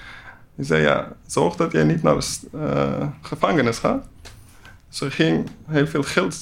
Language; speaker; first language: Dutch; non-native, learner; Persian